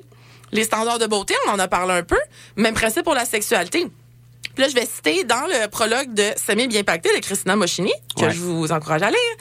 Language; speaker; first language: French; native; French